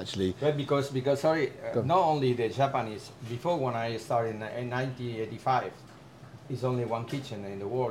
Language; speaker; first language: English; non-native, learner; Spanish